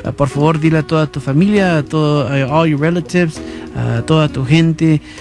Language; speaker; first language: Spanish; early bilingual, heritage; Spanish